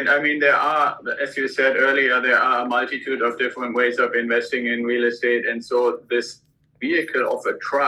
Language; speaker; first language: English; non-native, fluent; German